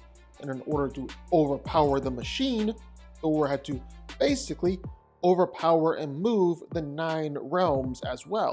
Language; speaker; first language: English; native; English